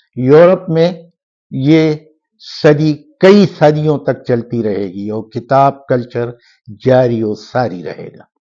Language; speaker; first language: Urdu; non-native, local second language; Pashto